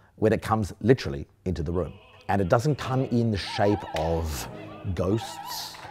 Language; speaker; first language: English; native; English